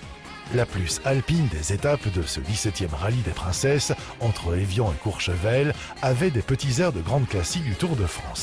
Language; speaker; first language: French; native; French